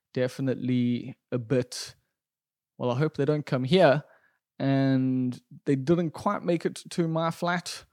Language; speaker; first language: English; native; English